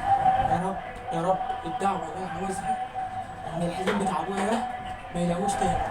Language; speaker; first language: Arabic; native; Arabic